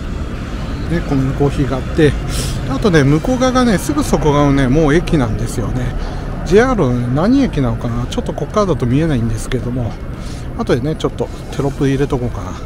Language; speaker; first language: Japanese; native; Japanese